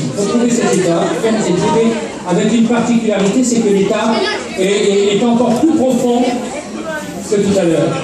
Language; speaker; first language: French; native; French